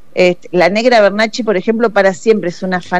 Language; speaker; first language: Spanish; native; Spanish